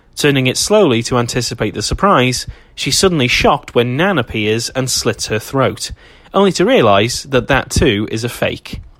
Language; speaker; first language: English; native; English